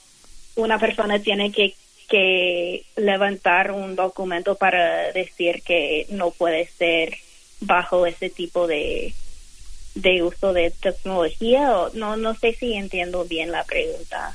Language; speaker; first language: Spanish; non-native, learner; English